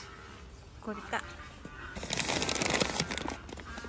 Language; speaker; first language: Japanese; non-native, learner; Filipino